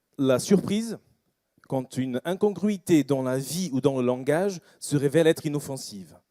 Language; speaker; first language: French; non-native, fluent; Portuguese